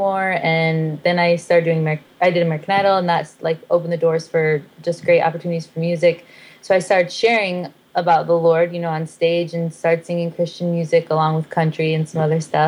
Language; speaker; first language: English; native; English